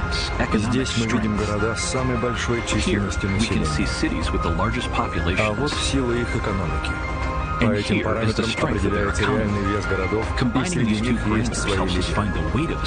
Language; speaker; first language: Russian; native; Russian